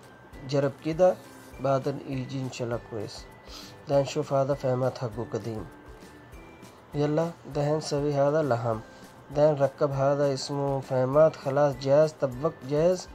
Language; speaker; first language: Arabic; non-native, learner; Urdu